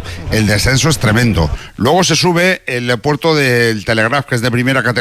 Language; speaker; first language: Spanish; native; Spanish